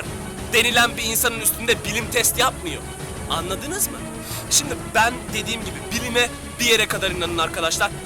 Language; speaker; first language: Turkish; native; Turkish